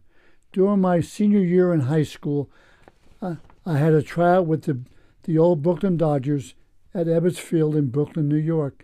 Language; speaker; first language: English; native; English